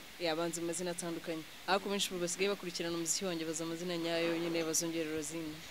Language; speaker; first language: Kinyarwanda; native; Kinyarwanda